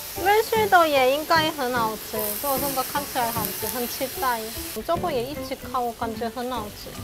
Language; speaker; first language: Chinese; non-native, fluent; Korean